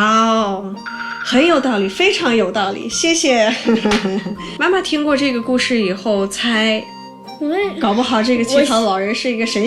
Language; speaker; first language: Chinese; native; Chinese